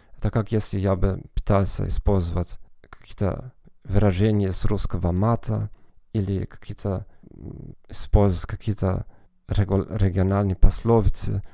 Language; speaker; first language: Russian; non-native, fluent; German